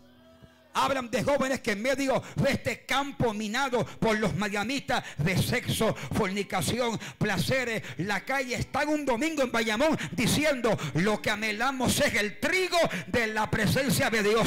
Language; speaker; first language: Spanish; native; Spanish